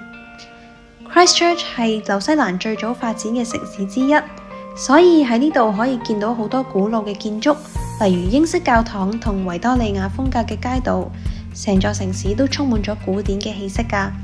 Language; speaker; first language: Chinese; native; Chinese